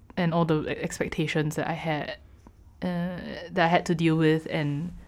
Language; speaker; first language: English; native; English